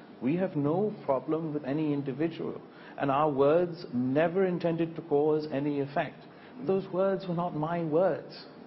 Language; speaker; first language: English; non-native, local second language; Urdu